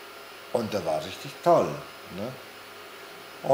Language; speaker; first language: German; non-native, fluent; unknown